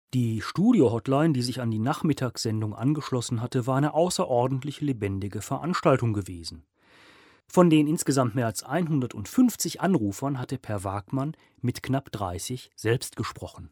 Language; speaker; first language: German; native; German